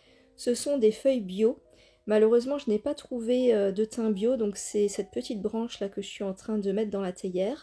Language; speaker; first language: French; native; French